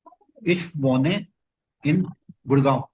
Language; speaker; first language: German; non-native, learner; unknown